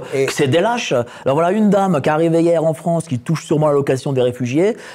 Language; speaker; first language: French; non-native, fluent; Polish